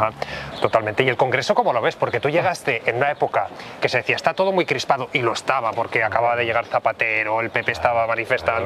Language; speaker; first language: Spanish; native; Spanish